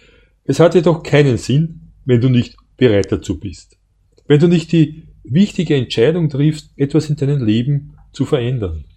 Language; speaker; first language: German; native; German